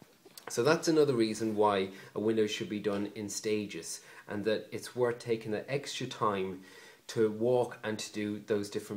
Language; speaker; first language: English; native; English